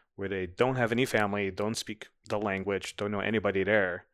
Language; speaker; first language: English; non-native, fluent; Dutch